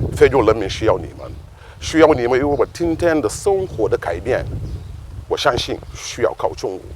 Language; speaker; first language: Chinese; non-native, fluent; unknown